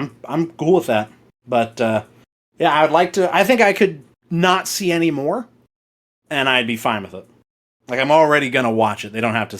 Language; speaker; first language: English; native; English